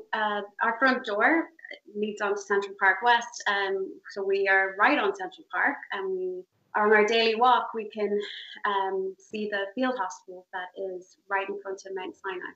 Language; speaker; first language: English; native; English